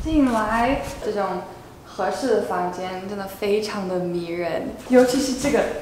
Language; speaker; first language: Chinese; non-native, fluent; English